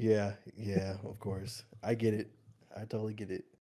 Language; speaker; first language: English; native; English